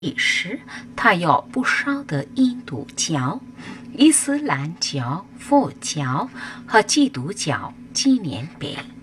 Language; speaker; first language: Chinese; non-native, fluent; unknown